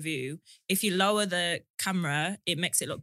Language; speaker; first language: English; native; English